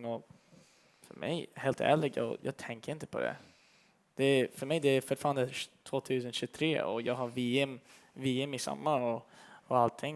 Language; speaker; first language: Swedish; early bilingual, heritage; English